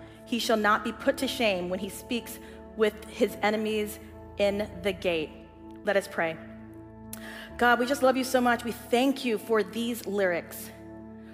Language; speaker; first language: English; native; English